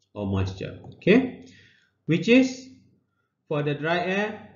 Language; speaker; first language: English; non-native, local second language; Malay